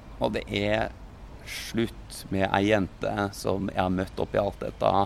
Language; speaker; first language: Norwegian; native; Norwegian